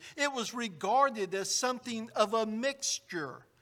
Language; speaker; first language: English; native; English